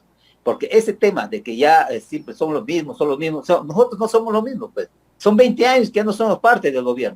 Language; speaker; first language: Spanish; native; Spanish